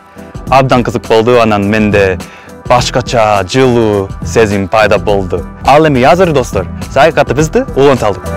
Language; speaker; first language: Kyrgyz; non-native, fluent; English